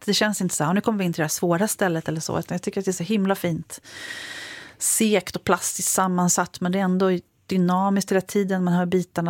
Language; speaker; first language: Swedish; native; Swedish